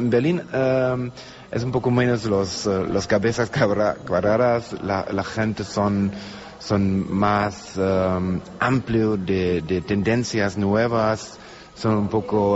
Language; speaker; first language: Spanish; non-native, learner; German